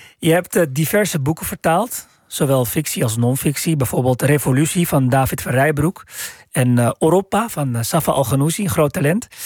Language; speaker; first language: Dutch; native; Dutch